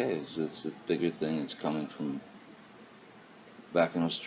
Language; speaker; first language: English; native; English